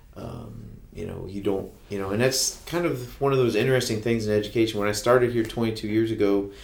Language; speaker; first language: English; native; English